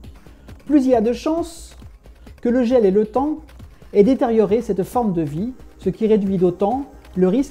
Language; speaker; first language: French; native; French